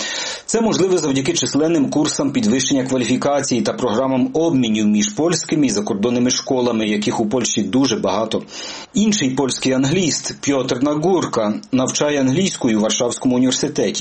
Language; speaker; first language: Ukrainian; native; Ukrainian